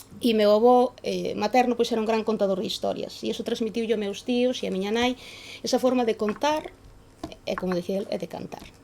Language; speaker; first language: Galician; native; Galician